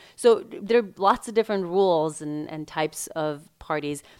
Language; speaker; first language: English; non-native, fluent; Macedonian